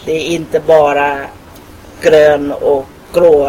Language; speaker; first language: Swedish; non-native, fluent; Thai